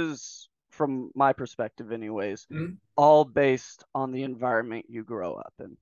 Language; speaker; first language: English; native; English